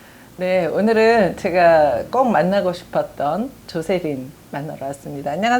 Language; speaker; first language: Korean; native; Korean